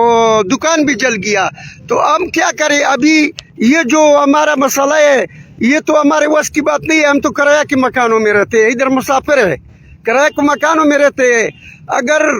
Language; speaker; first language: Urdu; non-native, local second language; Pashto